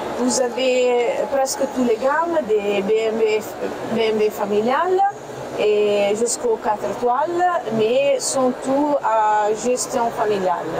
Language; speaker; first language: French; non-native, fluent; Italian